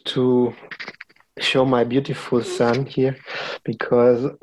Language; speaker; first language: English; non-native, fluent; German